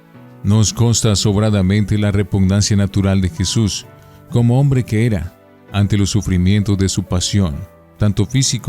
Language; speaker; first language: Spanish; native; Spanish